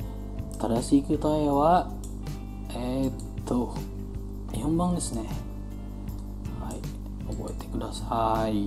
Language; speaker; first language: Japanese; non-native, fluent; Indonesian